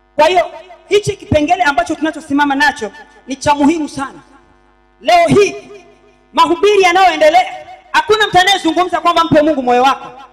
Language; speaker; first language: Swahili; native; Swahili